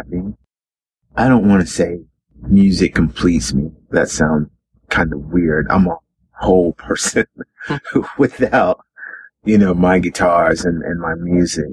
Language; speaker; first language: English; native; English